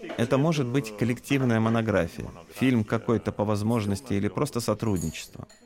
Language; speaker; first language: Russian; non-native, local second language; Lithuanian